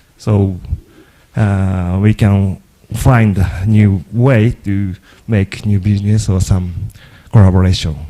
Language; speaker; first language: English; non-native, learner; Japanese